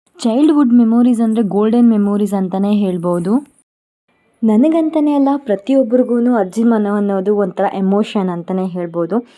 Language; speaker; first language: Kannada; non-native, local second language; Konkani